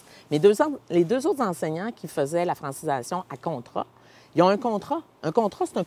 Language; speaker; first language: French; native; French